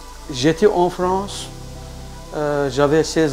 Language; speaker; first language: French; non-native, fluent; Turkish